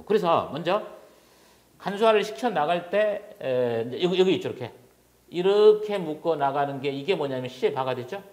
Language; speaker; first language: Korean; native; Korean